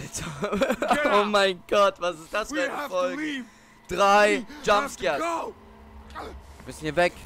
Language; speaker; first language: German; native; German